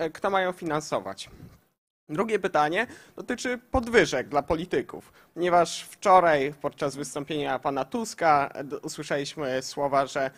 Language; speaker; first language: Polish; native; Polish